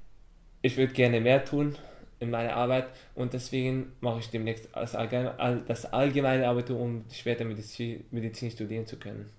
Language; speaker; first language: German; non-native, fluent; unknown